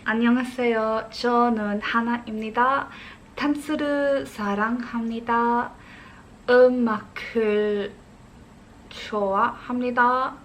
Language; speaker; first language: Korean; non-native, learner; English